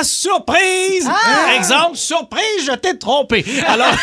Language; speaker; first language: French; native; French